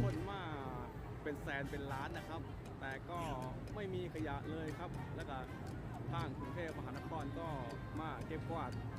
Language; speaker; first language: Thai; native; Thai